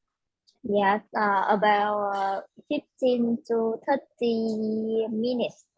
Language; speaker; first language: English; non-native, learner; Vietnamese